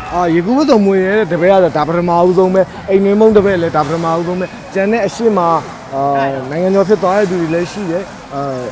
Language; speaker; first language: Burmese; native; Burmese